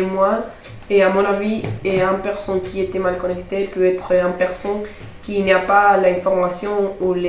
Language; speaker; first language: French; non-native, learner; Spanish